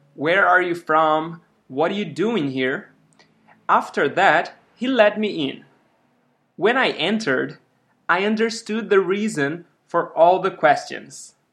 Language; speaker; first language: English; non-native, fluent; Portuguese